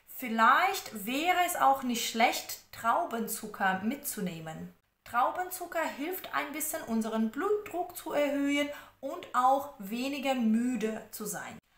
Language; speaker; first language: German; non-native, fluent; Russian